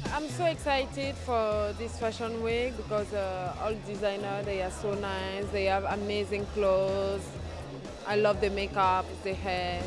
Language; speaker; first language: English; non-native, learner; French